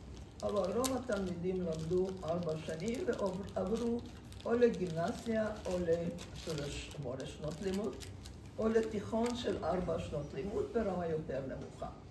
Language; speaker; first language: Hebrew; non-native, fluent; Hungarian